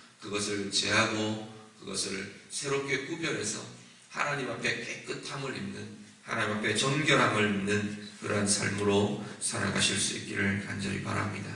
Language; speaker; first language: Korean; native; Korean